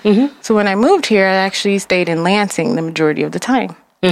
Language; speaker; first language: English; early bilingual, other home language; Jamaican Creole English